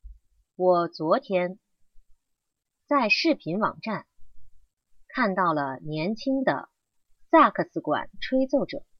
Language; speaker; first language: Chinese; non-native, learner; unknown